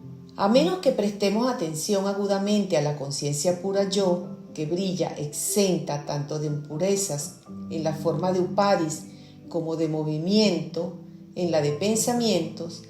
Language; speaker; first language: Spanish; native; Spanish